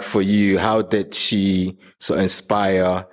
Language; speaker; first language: English; non-native, local second language; Yoruba